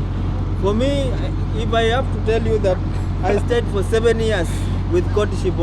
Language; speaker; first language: English; non-native, learner; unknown